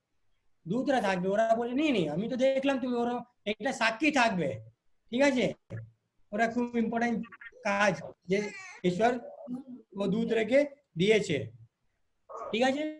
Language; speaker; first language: Bangla; non-native, local second language; Hindi